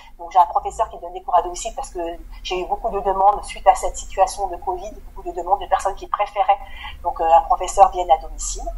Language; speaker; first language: French; native; French